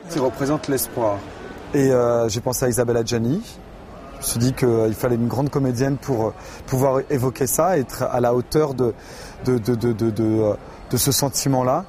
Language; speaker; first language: French; native; French